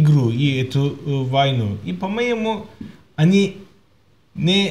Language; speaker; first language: Russian; non-native, fluent; Turkish